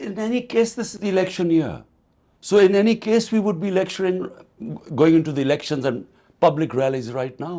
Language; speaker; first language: English; non-native, local second language; Urdu